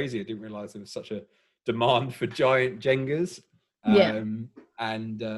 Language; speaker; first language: English; native; English